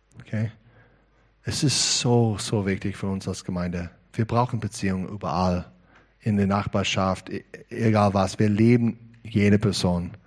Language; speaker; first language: German; non-native, learner; English